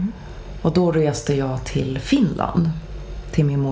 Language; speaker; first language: Swedish; early bilingual, other home language; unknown